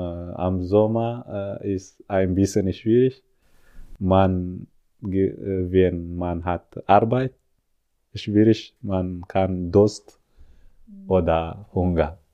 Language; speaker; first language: German; non-native, learner; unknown